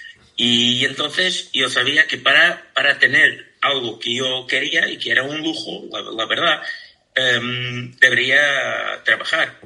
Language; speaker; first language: Spanish; non-native, fluent; Portuguese